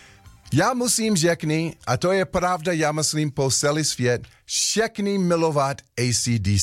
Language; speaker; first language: Czech; non-native, learner; English